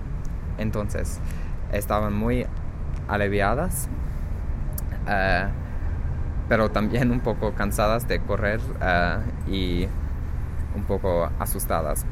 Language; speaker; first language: Spanish; non-native, fluent; English